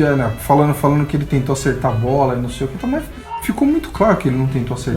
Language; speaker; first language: Portuguese; native; Portuguese